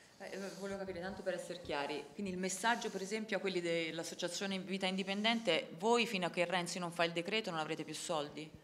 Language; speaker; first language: Italian; native; Italian